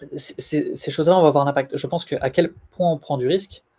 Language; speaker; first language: French; native; French